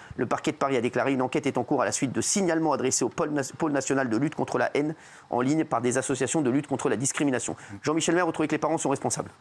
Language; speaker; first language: French; native; French